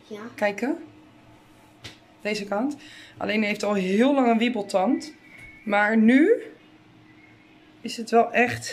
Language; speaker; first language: Dutch; native; Dutch